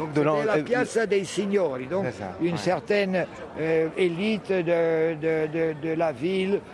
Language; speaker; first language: French; early bilingual, heritage; French